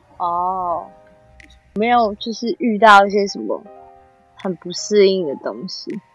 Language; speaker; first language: Chinese; native; Chinese